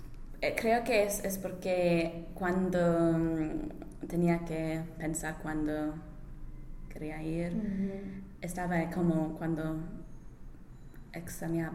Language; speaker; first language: Spanish; non-native, learner; English